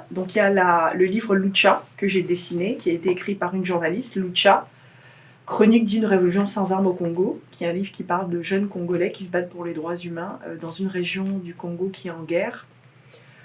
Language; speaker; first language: French; native; French